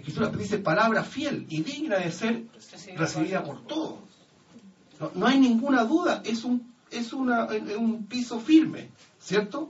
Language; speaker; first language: Spanish; native; Spanish